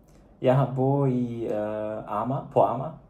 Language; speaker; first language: Danish; non-native, learner; Portuguese